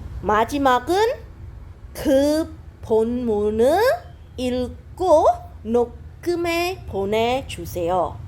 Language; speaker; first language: Korean; non-native, fluent; Khmer